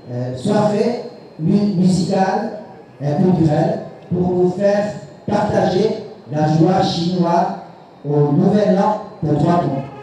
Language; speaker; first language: French; non-native, fluent; Chinese